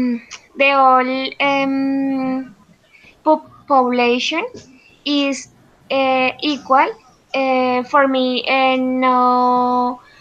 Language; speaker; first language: English; non-native, learner; Spanish